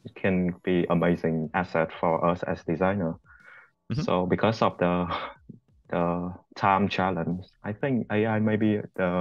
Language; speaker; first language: English; non-native, fluent; Vietnamese